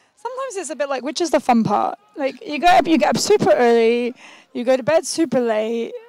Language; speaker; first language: English; native; English